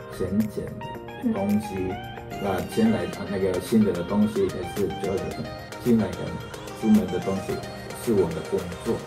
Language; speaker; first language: Chinese; non-native, learner; Filipino